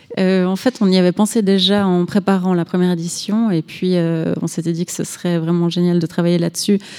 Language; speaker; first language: French; native; French